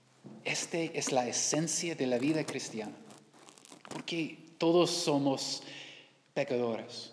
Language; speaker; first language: Spanish; non-native, learner; English